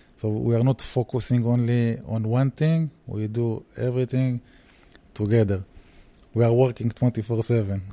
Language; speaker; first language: English; early bilingual, heritage; Hebrew